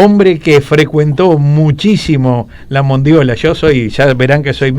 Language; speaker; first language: Spanish; native; Spanish